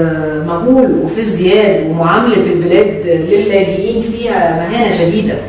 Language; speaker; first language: Arabic; native; Arabic